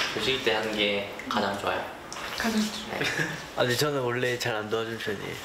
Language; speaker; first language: Korean; native; Korean